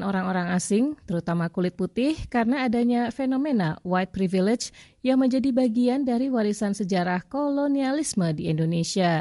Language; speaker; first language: Indonesian; native; Indonesian